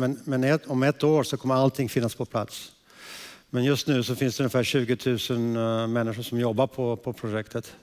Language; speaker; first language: Swedish; early bilingual, heritage; Swedish